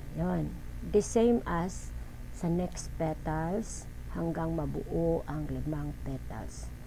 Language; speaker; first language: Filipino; non-native, local second language; Cebuano